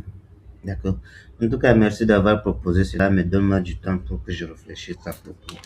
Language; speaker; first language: French; non-native, fluent; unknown